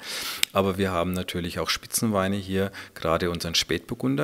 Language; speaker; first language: German; native; German